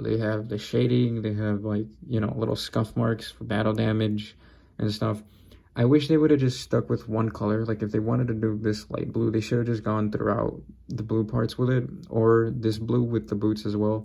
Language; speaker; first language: English; native; English